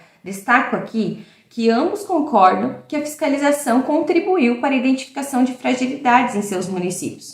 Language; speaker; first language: Portuguese; native; Portuguese